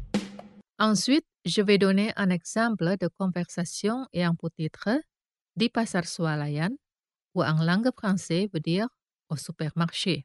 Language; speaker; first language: French; non-native, fluent; Indonesian